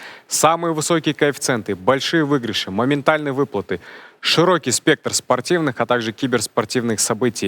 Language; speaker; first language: Russian; non-native, local second language; Kazakh